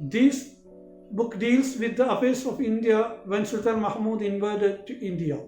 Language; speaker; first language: English; non-native, local second language; Malayalam